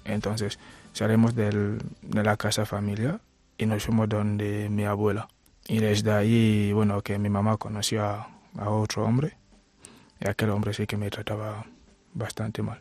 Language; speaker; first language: Spanish; non-native, fluent; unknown